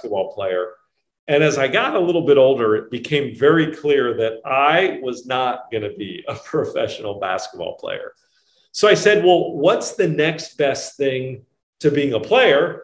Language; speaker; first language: English; native; English